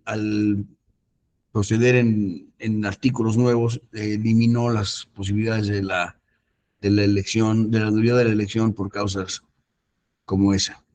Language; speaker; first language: Spanish; native; Spanish